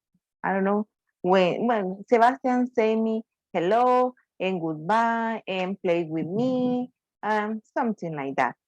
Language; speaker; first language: English; non-native, learner; Spanish